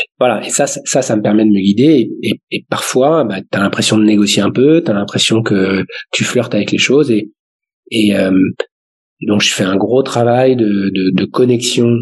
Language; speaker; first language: French; native; French